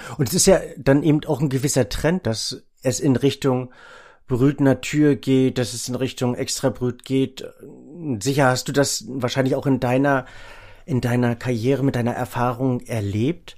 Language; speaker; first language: German; native; German